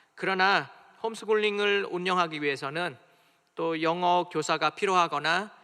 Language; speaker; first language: Korean; non-native, fluent; Vietnamese